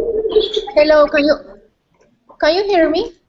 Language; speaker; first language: English; non-native, learner; Spanish